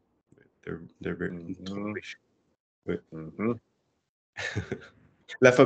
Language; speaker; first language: French; non-native, learner; English